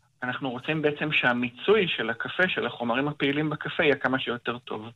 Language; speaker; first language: Hebrew; native; Hebrew